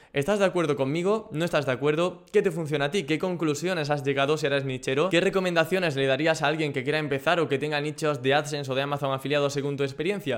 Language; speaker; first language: Spanish; native; Spanish